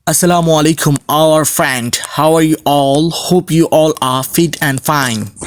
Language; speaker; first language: English; non-native, local second language; Bangla